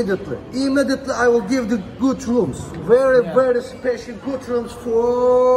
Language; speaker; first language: English; non-native, learner; Turkish